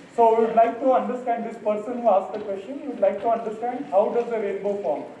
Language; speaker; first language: English; non-native, local second language; Marathi